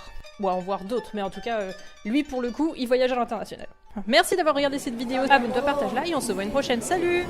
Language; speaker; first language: French; native; French